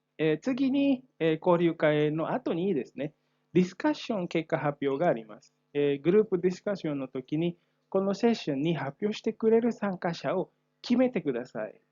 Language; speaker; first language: Japanese; non-native, fluent; Indonesian